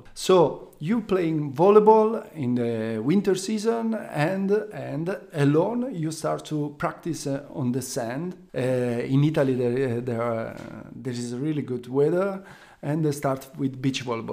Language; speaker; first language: English; non-native, learner; Italian